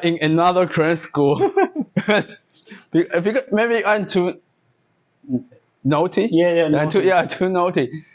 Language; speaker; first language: English; non-native, learner; Chinese